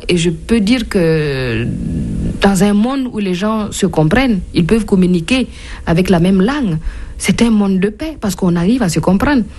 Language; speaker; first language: French; non-native, local second language; Mossi